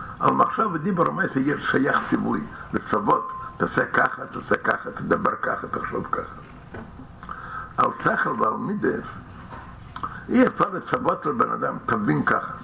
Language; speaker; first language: Hebrew; non-native, fluent; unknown